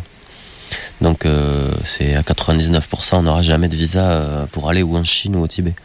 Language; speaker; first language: French; native; French